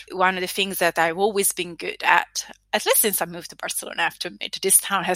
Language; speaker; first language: English; non-native, fluent; Italian